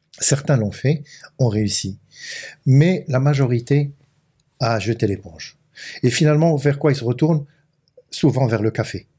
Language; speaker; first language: French; non-native, local second language; Arabic